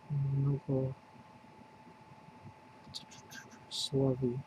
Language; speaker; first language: Russian; non-native, learner; English